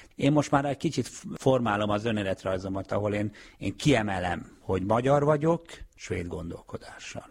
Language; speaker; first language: Hungarian; early bilingual, heritage; Hungarian